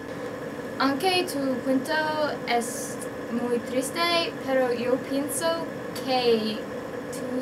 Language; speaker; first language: Spanish; non-native, learner; English